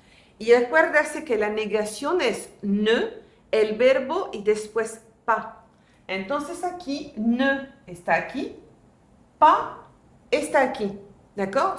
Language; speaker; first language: Spanish; non-native, fluent; French